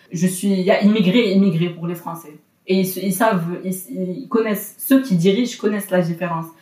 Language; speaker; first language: French; non-native, local second language; Arabic